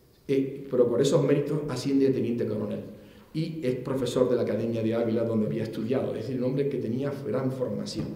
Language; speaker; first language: Spanish; native; Spanish